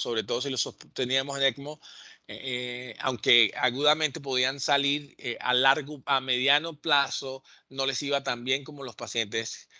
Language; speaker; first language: Spanish; native; Spanish